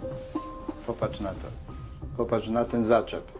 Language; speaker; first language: Polish; native; Polish